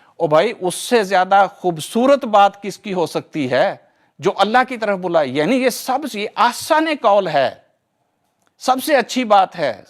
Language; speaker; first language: Urdu; non-native, local second language; Punjabi